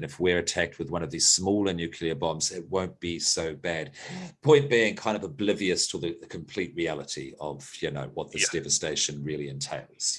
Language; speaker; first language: English; native; English